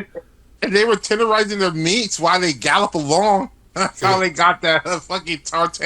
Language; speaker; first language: English; native; English